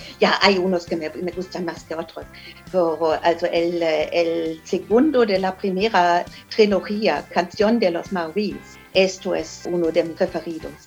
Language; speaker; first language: Spanish; non-native, learner; German